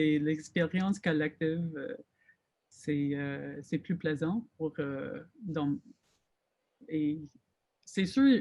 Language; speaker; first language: French; non-native, fluent; English